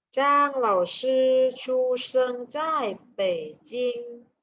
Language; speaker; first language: Chinese; non-native, fluent; Thai